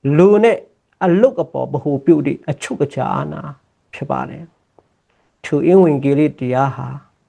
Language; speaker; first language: Burmese; non-native, local second language; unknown